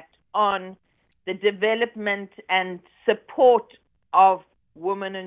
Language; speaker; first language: English; native; English